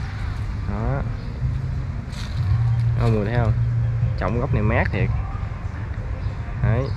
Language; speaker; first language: Vietnamese; native; Vietnamese